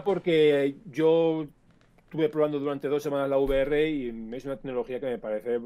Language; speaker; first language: Spanish; native; Spanish